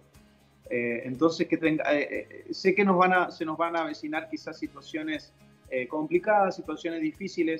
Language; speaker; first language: Spanish; native; Spanish